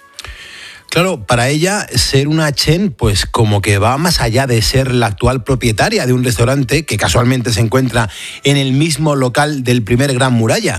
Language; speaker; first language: Spanish; native; Spanish